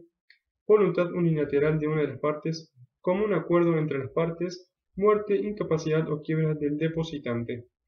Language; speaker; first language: Spanish; native; Spanish